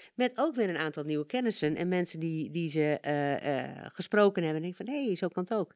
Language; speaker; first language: Dutch; native; Dutch